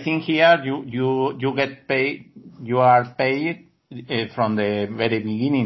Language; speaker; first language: English; non-native, learner; Spanish